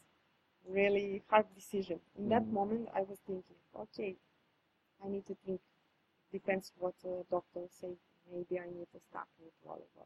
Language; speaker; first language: English; non-native, fluent; Serbian